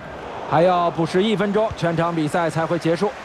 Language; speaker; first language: Chinese; native; Chinese